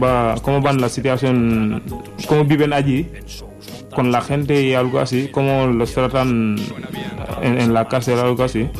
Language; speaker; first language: Spanish; non-native, learner; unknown